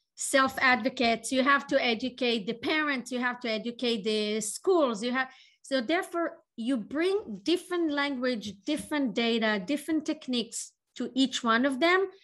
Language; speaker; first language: English; non-native, fluent; Hebrew